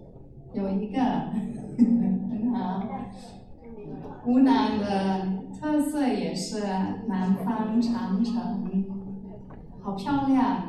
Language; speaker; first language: Chinese; non-native, fluent; German